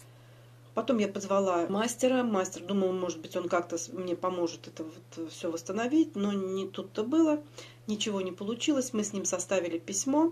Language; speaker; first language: Russian; native; Russian